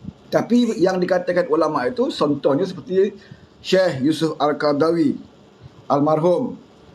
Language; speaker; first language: Malay; native; Malay